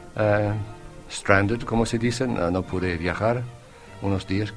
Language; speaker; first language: Spanish; non-native, fluent; English